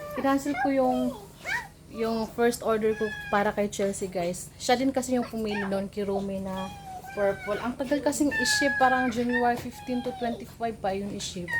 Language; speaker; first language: Filipino; non-native, local second language; Cebuano